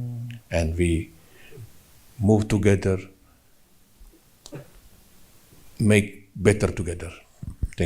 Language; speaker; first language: English; non-native, learner; Indonesian